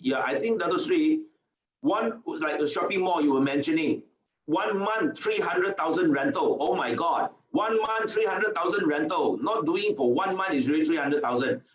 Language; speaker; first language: English; non-native, local second language; Chinese